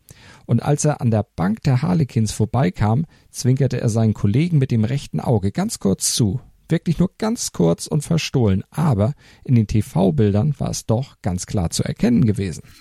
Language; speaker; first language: German; native; German